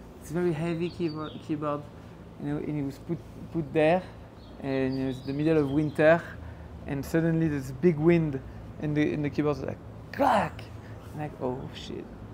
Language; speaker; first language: English; non-native, fluent; French